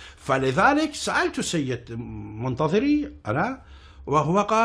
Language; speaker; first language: Arabic; non-native, fluent; Persian